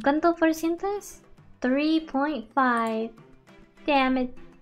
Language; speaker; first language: Spanish; early bilingual, heritage; Spanish